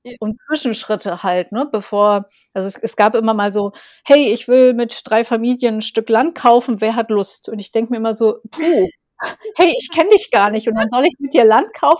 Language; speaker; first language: German; native; German